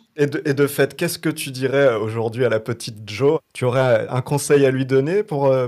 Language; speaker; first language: French; native; French